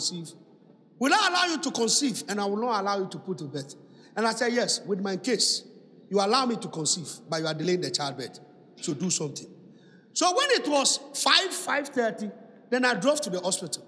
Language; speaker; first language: English; non-native, local second language; Ga